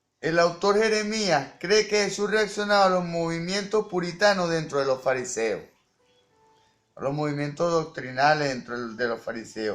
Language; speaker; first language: Spanish; native; Spanish